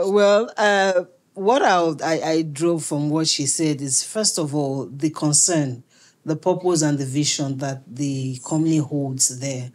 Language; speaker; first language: English; native; English